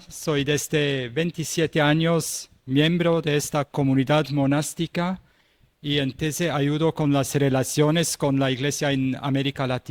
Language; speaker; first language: Spanish; non-native, fluent; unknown